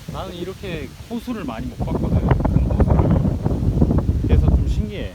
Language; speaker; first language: Korean; native; Korean